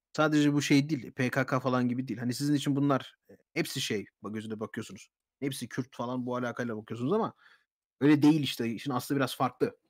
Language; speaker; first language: Turkish; native; Turkish